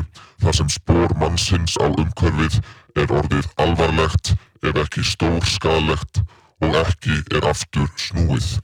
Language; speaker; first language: Icelandic; native; Icelandic